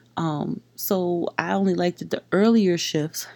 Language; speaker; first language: English; native; English